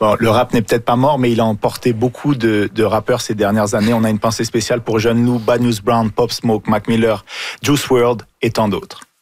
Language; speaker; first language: French; native; French